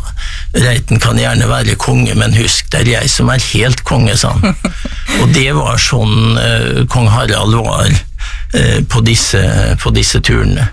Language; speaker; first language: Norwegian; native; Norwegian